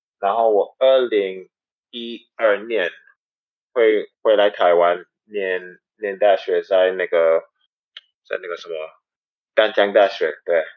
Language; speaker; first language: Chinese; non-native, learner; English